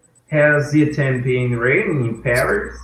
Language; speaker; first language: English; non-native, learner; Portuguese